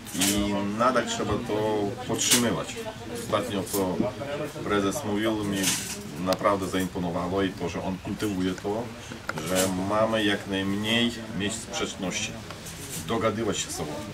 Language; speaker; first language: Polish; non-native, fluent; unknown